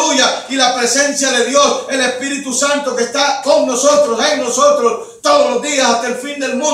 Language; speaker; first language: Spanish; native; Spanish